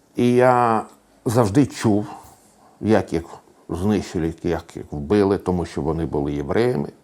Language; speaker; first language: Ukrainian; native; Ukrainian